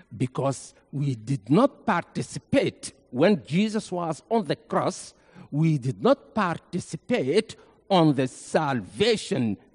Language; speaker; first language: English; non-native, fluent; Arabic